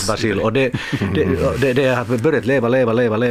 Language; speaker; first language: Swedish; non-native, learner; Finnish